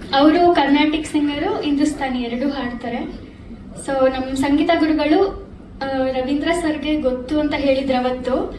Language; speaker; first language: Kannada; native; Kannada